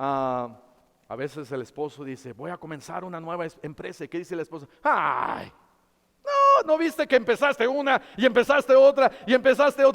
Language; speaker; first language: Spanish; native; Spanish